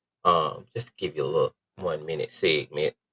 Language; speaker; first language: English; native; English